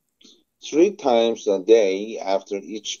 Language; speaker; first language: English; non-native, learner; Korean